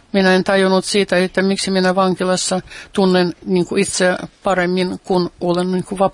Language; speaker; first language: Finnish; non-native, fluent; Russian